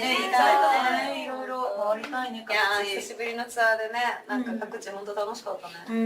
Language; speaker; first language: Japanese; native; Japanese